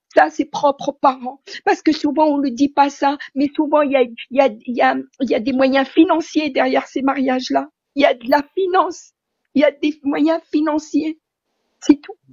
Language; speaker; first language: French; early bilingual, other home language; Riffian